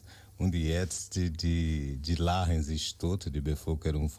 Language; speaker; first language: German; non-native, learner; Portuguese